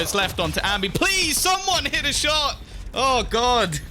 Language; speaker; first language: English; native; English